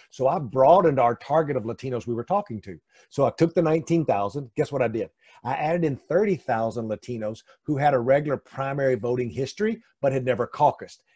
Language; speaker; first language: English; native; English